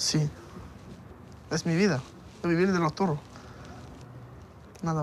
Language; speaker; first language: Spanish; non-native, learner; French